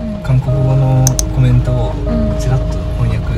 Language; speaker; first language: Japanese; native; Japanese